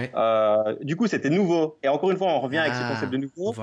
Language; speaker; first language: French; native; French